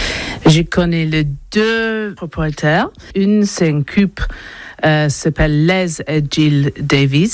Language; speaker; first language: French; non-native, learner; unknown